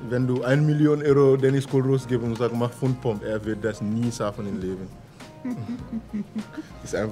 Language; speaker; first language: German; non-native, learner; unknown